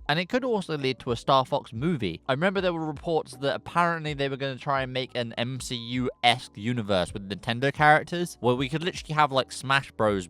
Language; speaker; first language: English; native; English